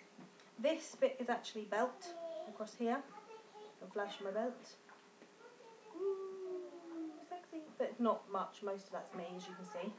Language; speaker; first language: English; native; English